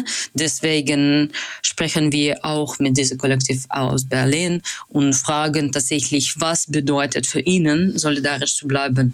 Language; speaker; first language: German; non-native, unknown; Russian